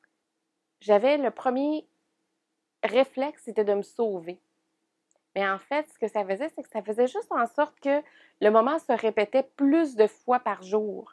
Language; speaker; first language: French; native; French